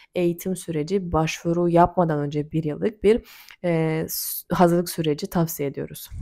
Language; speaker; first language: Turkish; non-native, fluent; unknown